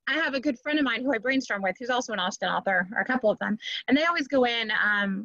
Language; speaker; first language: English; native; English